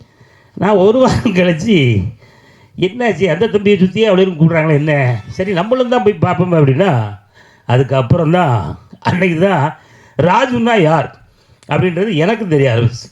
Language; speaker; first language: Tamil; native; Tamil